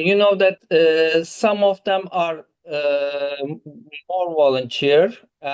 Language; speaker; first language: English; non-native, fluent; Turkish